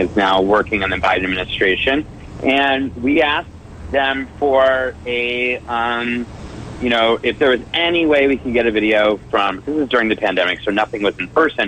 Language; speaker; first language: English; native; English